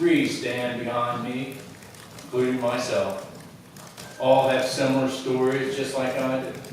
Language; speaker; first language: English; native; English